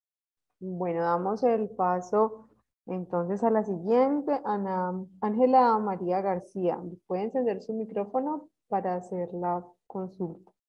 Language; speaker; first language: Spanish; native; Spanish